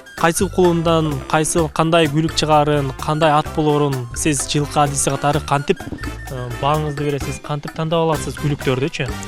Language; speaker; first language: Kyrgyz; native; Kyrgyz